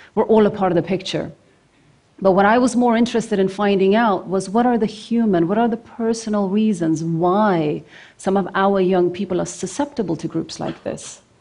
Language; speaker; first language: English; non-native, fluent; Norwegian